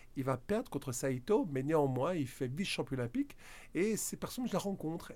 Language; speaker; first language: French; native; French